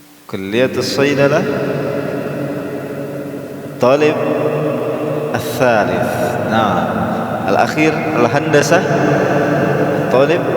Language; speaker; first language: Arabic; non-native, fluent; Indonesian